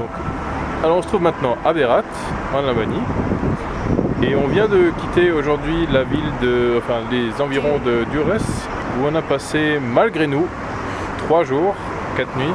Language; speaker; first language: French; native; French